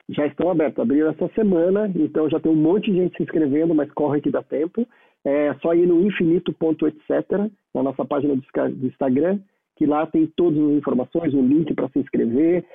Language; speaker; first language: Portuguese; native; Portuguese